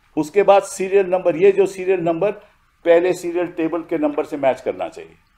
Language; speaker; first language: Hindi; native; Hindi